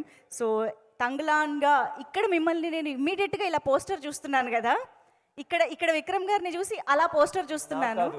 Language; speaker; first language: Telugu; native; Telugu